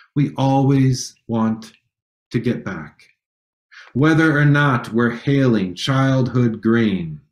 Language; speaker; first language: English; native; English